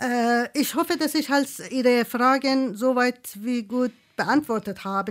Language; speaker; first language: German; non-native, fluent; Persian